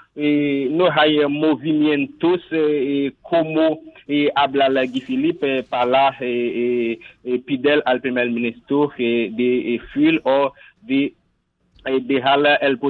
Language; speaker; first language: Spanish; non-native, learner; Haitian Creole